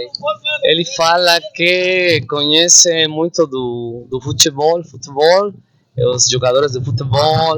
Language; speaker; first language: Portuguese; non-native, fluent; Spanish